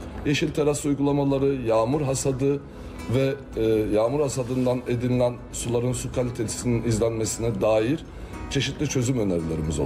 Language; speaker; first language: Turkish; native; Turkish